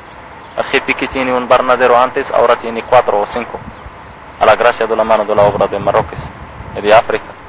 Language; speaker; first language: Spanish; non-native, learner; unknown